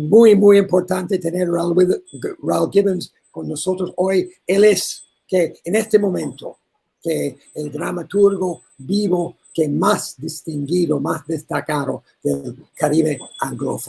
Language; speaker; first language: Spanish; non-native, learner; English